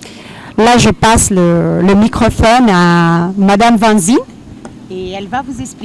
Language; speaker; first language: French; non-native, fluent; Portuguese